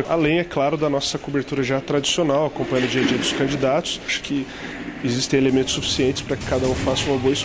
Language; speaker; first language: Portuguese; native; Portuguese